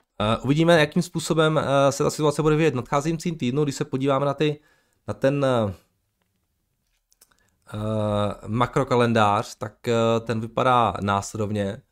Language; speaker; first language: Czech; native; Czech